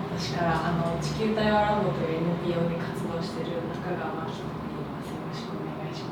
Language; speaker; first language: Japanese; native; Japanese